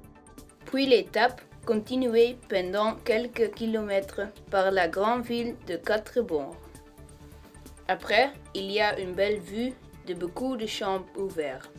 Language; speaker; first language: French; non-native, learner; Dutch